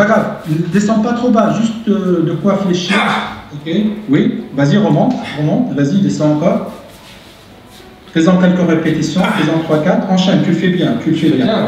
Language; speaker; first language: French; native; French